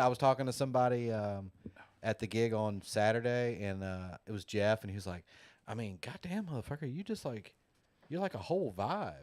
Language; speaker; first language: English; native; English